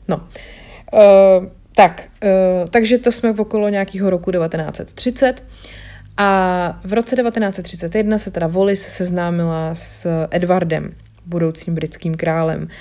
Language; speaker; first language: Czech; native; Czech